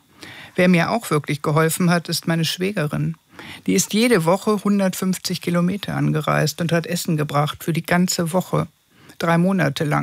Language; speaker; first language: German; native; German